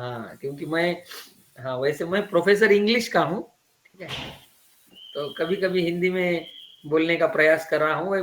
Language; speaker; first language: Hindi; native; Hindi